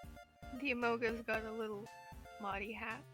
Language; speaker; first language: English; native; English